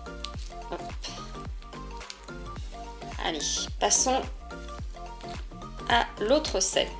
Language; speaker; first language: French; native; French